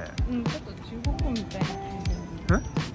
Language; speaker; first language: Japanese; non-native, learner; German